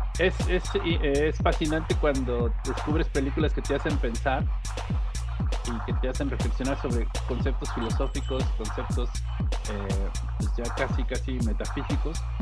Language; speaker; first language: Spanish; native; Spanish